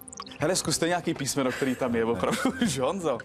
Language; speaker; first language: Czech; native; Czech